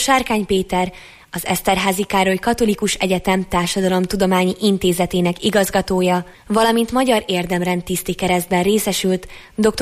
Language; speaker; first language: Hungarian; native; Hungarian